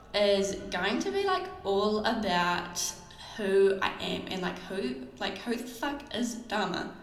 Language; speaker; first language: English; native; English